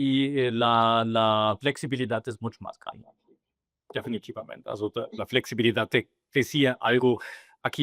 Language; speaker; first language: Spanish; non-native, fluent; German